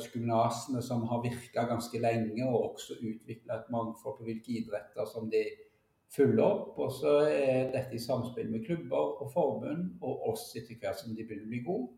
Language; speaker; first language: Norwegian; native; Norwegian